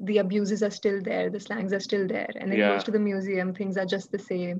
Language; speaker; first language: English; non-native, local second language; Hindi